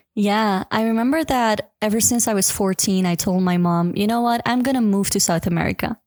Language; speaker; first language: English; non-native, fluent; Dutch